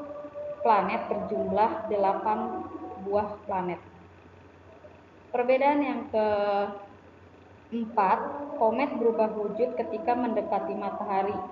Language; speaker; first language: Indonesian; native; Indonesian